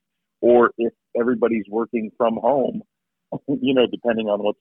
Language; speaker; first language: English; native; English